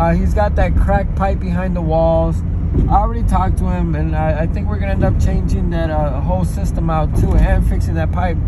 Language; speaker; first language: English; early bilingual, other home language; Spanish